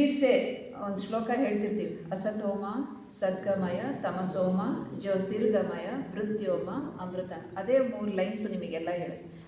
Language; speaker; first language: Kannada; native; Kannada